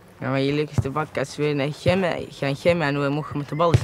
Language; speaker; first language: Dutch; early bilingual, other home language; Arabic